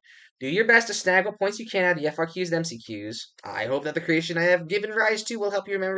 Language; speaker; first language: English; native; English